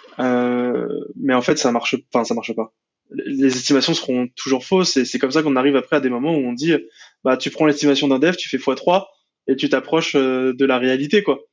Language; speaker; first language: French; native; French